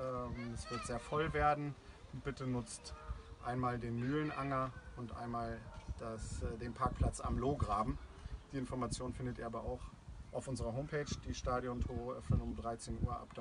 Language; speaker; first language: German; native; German